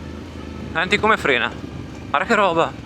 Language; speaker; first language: Italian; native; Italian